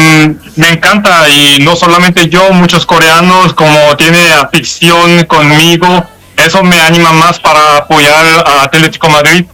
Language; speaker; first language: Spanish; non-native, learner; Korean